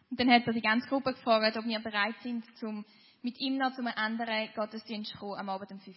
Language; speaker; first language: German; native; German